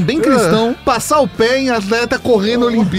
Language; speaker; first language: Portuguese; native; Portuguese